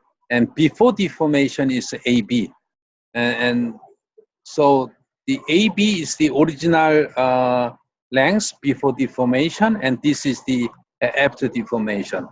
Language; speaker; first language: English; non-native, fluent; Korean